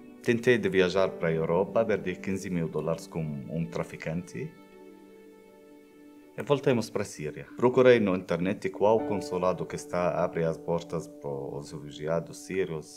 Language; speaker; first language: Portuguese; non-native, learner; Arabic